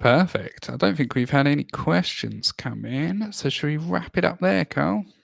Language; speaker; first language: English; native; English